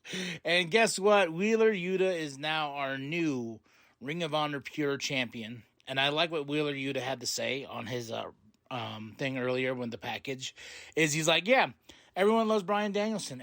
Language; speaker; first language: English; native; English